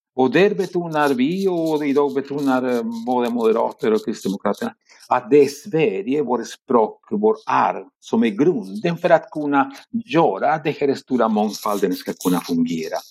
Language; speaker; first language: Swedish; non-native, fluent; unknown